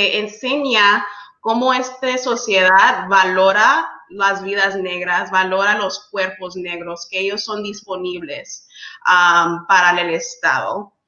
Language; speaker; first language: Spanish; early bilingual, heritage; English